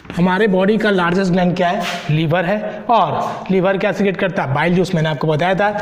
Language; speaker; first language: Hindi; native; Hindi